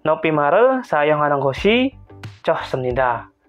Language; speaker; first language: Korean; non-native, fluent; Indonesian